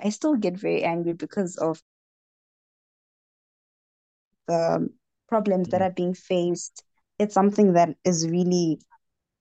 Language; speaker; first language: English; non-native, local second language; Shona